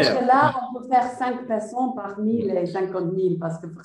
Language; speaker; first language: French; non-native, fluent; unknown